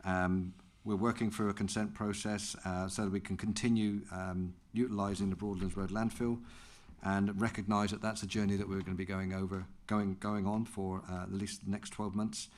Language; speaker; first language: English; native; English